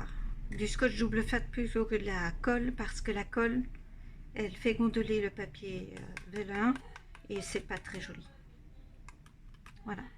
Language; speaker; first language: French; native; French